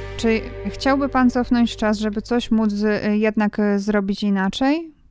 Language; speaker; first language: Polish; native; Polish